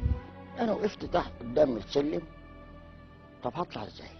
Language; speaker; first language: Arabic; native; Arabic